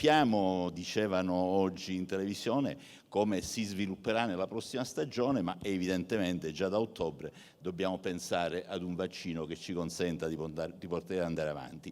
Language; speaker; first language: Italian; native; Italian